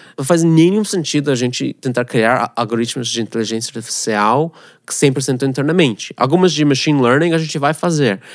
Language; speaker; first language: Portuguese; non-native, fluent; Russian